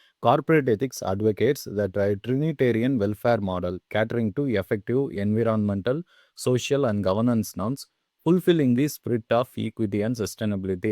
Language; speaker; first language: English; non-native, local second language; Tamil